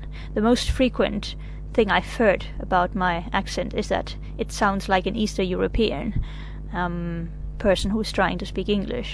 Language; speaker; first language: English; non-native, fluent; Catalan